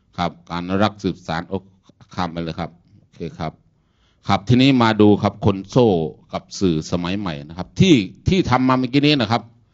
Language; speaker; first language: Thai; non-native, local second language; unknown